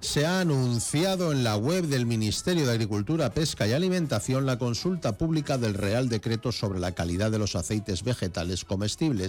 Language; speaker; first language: Spanish; native; Spanish